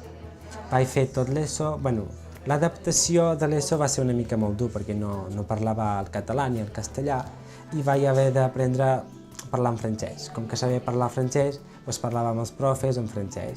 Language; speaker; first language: Catalan; early bilingual, other home language; Georgian